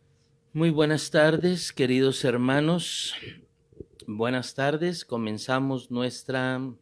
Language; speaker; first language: Spanish; native; Spanish